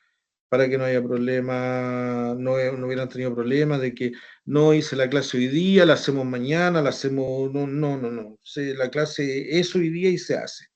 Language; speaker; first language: Spanish; native; Spanish